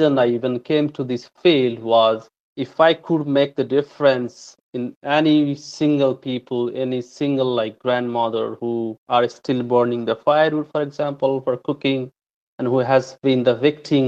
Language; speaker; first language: English; non-native, local second language; Nepali